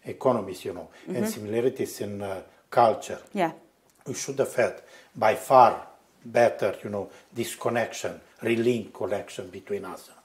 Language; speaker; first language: English; non-native, fluent; Romanian